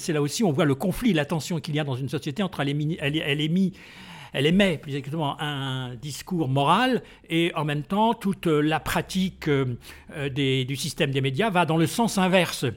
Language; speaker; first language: French; native; French